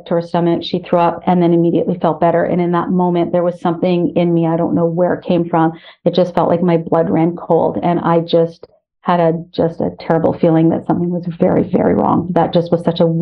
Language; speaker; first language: English; native; English